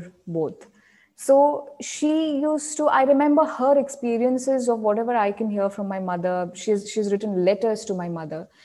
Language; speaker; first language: English; non-native, local second language; Marathi